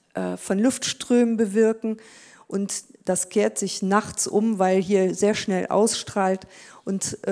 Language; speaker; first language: German; native; German